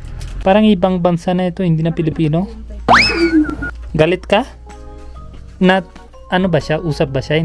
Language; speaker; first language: Filipino; non-native, learner; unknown